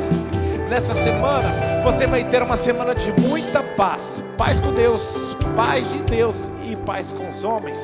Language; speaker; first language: Portuguese; native; Portuguese